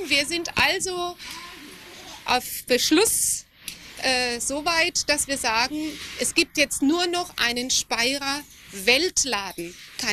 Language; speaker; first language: German; native; German